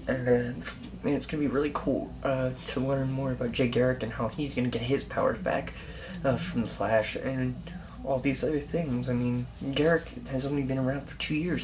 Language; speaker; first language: English; native; English